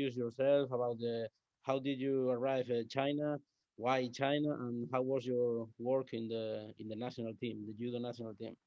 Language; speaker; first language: English; non-native, learner; Spanish